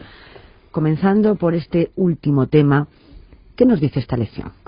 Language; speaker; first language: Spanish; native; Spanish